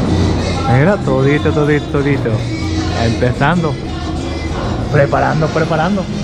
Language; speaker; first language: Spanish; non-native, learner; Japanese